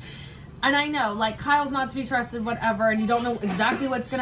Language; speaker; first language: English; native; English